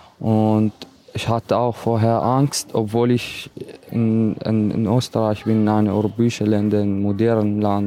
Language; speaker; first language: German; non-native, learner; Arabic